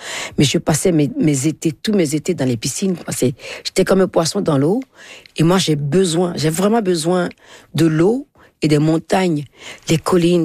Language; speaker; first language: French; non-native, local second language; Fon